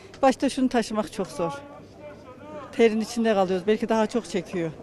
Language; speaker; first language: Turkish; native; Turkish